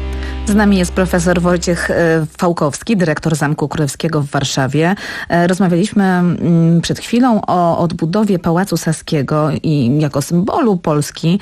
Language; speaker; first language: Polish; native; Polish